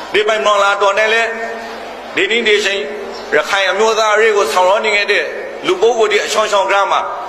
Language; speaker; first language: Burmese; native; Burmese